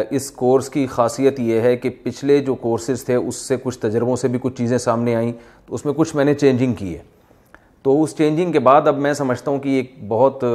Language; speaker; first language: Urdu; native; Urdu